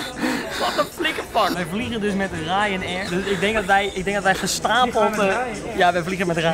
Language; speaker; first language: Dutch; native; Dutch